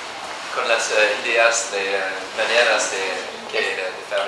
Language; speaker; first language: Spanish; non-native, learner; French